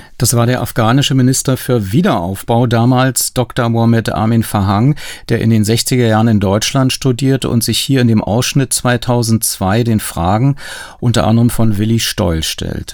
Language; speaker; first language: German; native; German